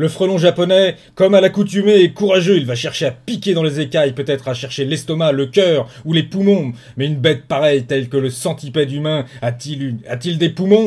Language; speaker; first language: French; native; French